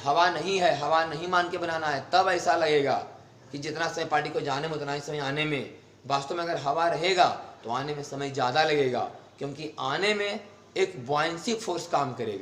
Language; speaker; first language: Hindi; native; Hindi